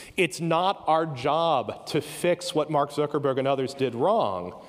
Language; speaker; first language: English; native; English